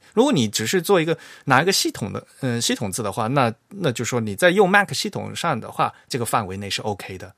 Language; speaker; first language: Chinese; native; Chinese